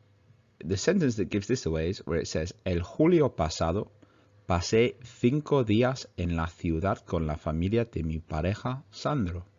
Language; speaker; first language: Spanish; non-native, fluent; English